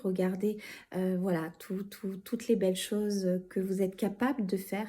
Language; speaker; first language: French; native; French